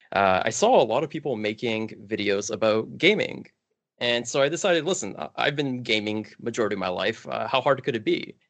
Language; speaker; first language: English; early bilingual, other home language; Polish